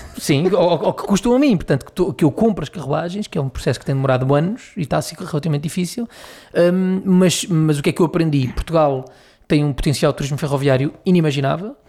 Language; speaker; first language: Portuguese; native; Portuguese